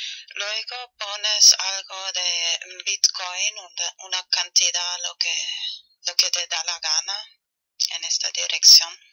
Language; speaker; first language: Spanish; non-native, fluent; German